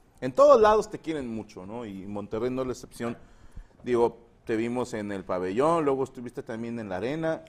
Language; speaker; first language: Spanish; native; Spanish